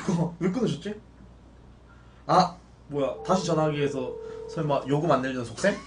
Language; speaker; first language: Korean; native; Korean